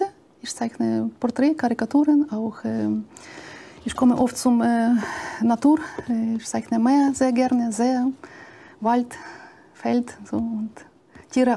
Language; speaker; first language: German; non-native, learner; Ukrainian